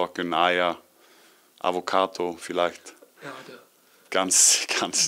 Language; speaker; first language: German; non-native, learner; Icelandic